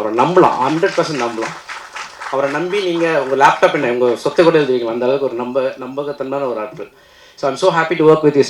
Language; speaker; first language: Tamil; native; Tamil